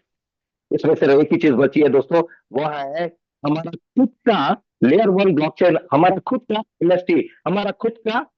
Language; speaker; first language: Hindi; native; Hindi